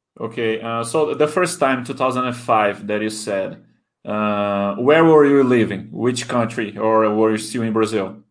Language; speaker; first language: English; non-native, fluent; Portuguese